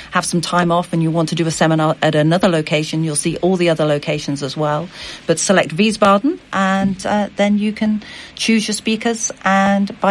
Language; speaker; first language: English; native; English